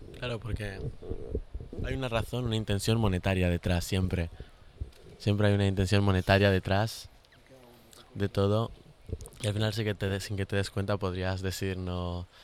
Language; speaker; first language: Spanish; native; Spanish